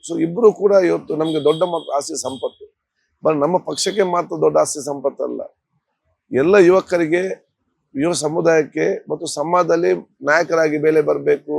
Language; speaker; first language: Kannada; non-native, local second language; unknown